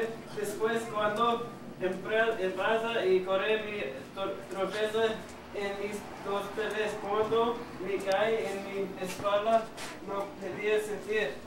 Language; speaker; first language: Spanish; non-native, learner; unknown